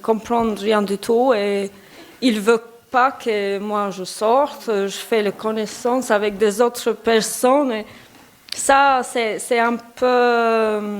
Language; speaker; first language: French; non-native, learner; Albanian